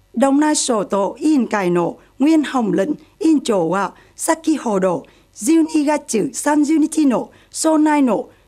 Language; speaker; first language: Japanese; non-native, fluent; Vietnamese